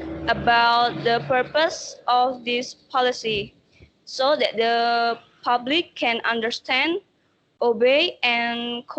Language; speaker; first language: English; non-native, learner; Indonesian